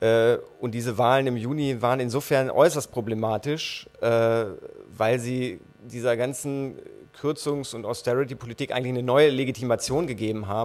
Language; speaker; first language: German; native; German